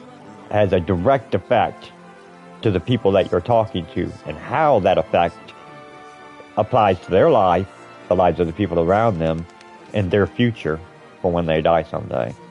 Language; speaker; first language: English; native; English